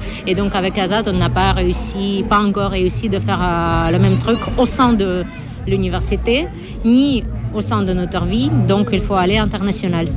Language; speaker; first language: French; non-native, fluent; Russian